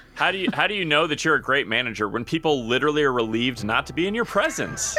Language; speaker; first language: English; native; English